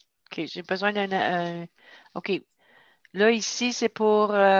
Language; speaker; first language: French; native; French